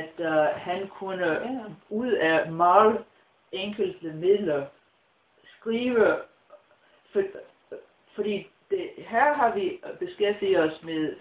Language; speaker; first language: Danish; non-native, fluent; English